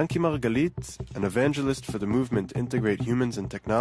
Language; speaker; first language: English; non-native, fluent; Hebrew